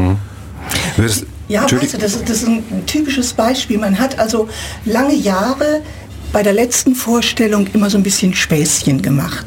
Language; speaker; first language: German; native; German